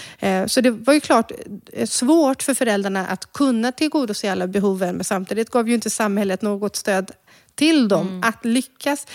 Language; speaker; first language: Swedish; native; Swedish